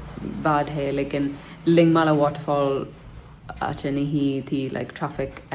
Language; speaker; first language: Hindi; non-native, learner; English